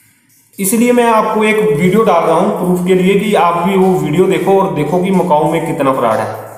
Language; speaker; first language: Hindi; native; Hindi